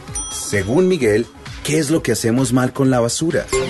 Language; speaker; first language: Spanish; native; Spanish